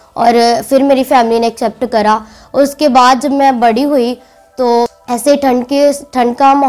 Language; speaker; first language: Hindi; native; Hindi